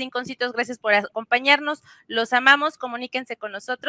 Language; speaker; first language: Spanish; native; Spanish